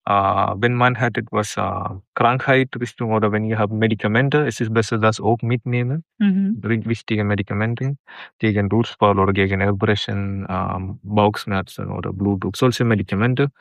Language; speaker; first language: German; non-native, learner; Malayalam